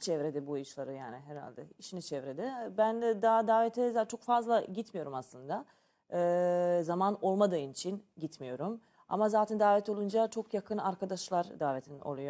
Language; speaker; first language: Turkish; non-native, learner; Serbian